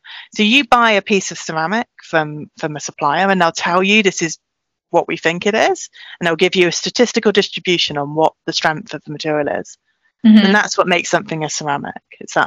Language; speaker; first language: English; native; English